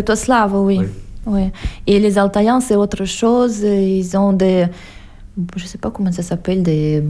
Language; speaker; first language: French; non-native, fluent; Russian